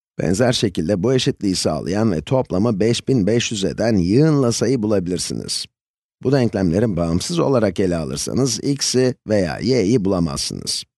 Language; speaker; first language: Turkish; native; Turkish